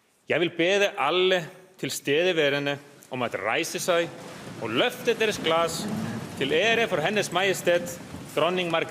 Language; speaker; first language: Danish; non-native, fluent; Icelandic